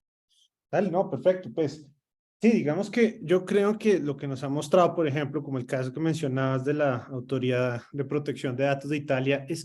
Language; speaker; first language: Spanish; native; Spanish